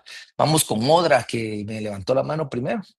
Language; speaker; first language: Spanish; native; Spanish